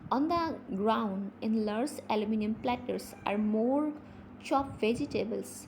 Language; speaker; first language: English; non-native, local second language; Assamese